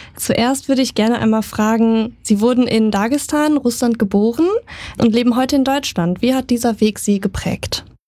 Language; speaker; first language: German; native; German